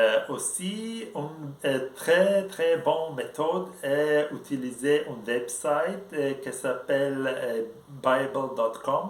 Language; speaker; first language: French; non-native, learner; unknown